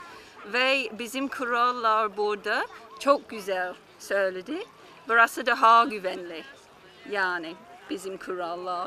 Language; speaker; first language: Turkish; non-native, learner; English